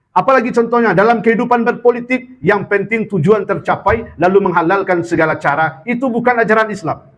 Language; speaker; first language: Malay; non-native, local second language; Minangkabau